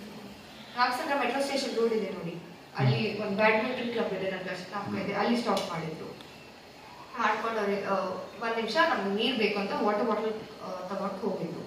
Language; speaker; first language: Kannada; non-native, local second language; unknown